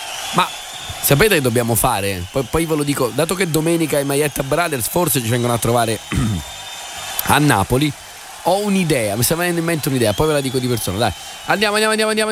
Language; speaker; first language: Italian; native; Italian